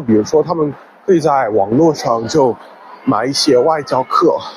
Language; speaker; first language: Chinese; non-native, fluent; English